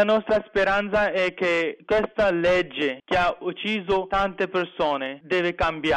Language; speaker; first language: Italian; non-native, fluent; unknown